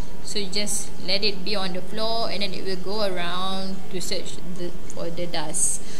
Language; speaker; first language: English; non-native, local second language; Malay